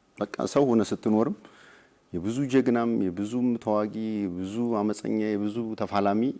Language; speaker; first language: Amharic; native; Amharic